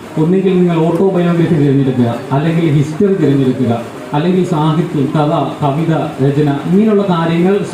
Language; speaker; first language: Malayalam; native; Malayalam